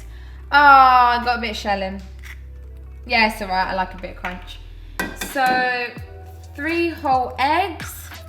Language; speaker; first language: English; native; English